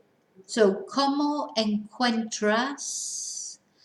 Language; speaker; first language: Spanish; non-native, fluent; English